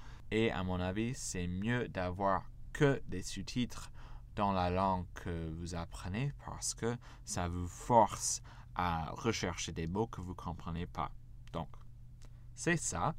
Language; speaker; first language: French; non-native, fluent; English